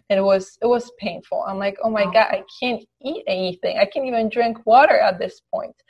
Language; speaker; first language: English; early bilingual, other home language; Polish